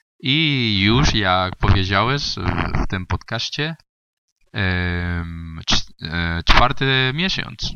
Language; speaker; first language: Polish; non-native, learner; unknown